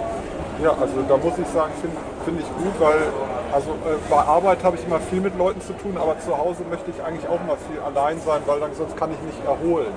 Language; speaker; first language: German; native; German